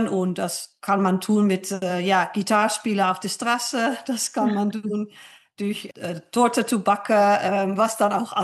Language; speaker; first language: German; non-native, fluent; Dutch